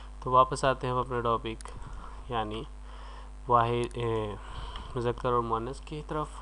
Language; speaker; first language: Urdu; native; Urdu